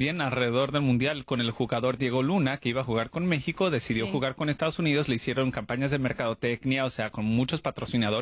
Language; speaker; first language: Spanish; early bilingual, heritage; Spanish